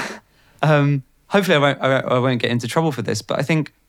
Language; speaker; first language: English; non-native, fluent; Bulgarian